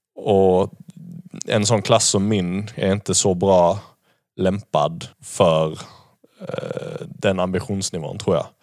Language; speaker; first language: Swedish; native; Swedish